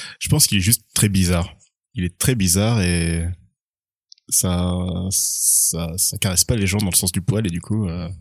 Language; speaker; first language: French; native; French